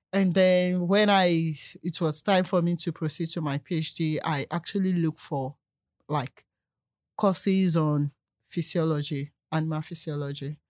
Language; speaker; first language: English; non-native, local second language; Yoruba